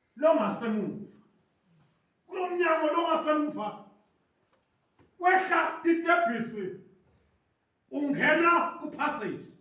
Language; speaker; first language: Zulu; non-native, local second language; Swati